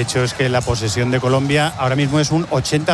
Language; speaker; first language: Spanish; native; Spanish